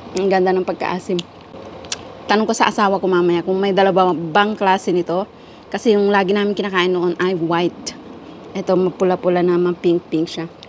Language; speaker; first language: Filipino; non-native, local second language; Iloko